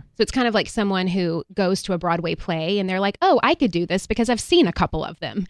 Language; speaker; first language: English; native; English